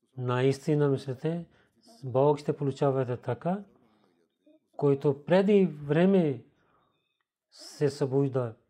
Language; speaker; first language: Bulgarian; non-native, learner; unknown